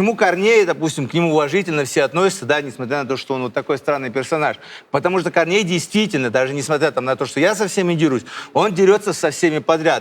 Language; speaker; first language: Russian; native; Russian